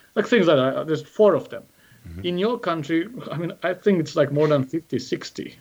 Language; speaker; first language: English; non-native, fluent; Azerbaijani